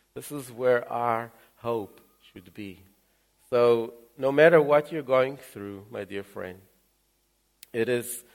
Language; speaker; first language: English; early bilingual, other home language; Russian